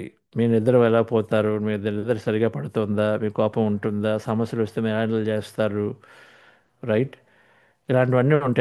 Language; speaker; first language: Telugu; native; Telugu